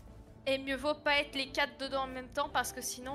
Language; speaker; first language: French; native; French